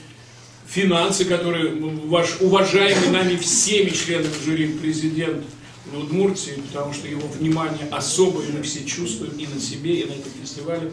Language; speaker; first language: Russian; native; Russian